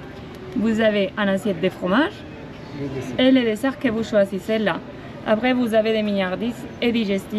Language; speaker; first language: French; non-native, fluent; Spanish